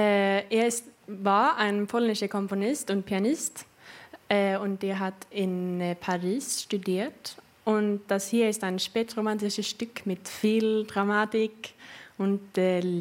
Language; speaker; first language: German; non-native, fluent; Swedish